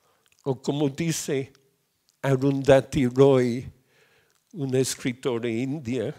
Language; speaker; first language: Spanish; non-native, fluent; English